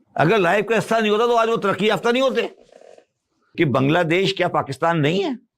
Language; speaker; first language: Urdu; native; Urdu